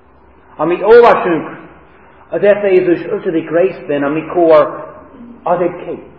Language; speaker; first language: Hungarian; non-native, fluent; English